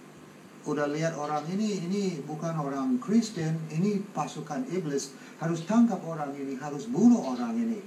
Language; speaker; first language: Indonesian; non-native, fluent; English